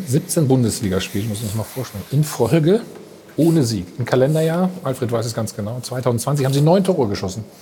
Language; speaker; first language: German; native; German